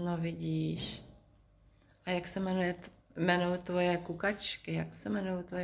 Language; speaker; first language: Czech; native; Czech